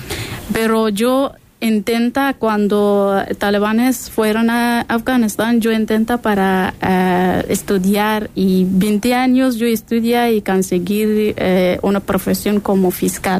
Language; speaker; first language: Spanish; non-native, learner; Persian